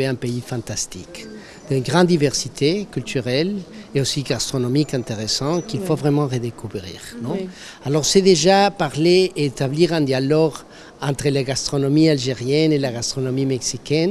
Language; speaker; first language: French; non-native, fluent; Spanish